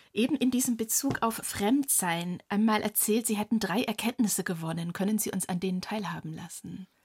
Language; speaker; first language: German; native; German